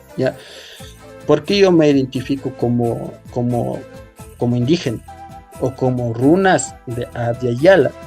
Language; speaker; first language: Spanish; non-native, local second language; Quechua